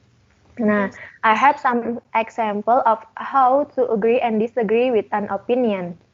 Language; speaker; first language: English; non-native, learner; Indonesian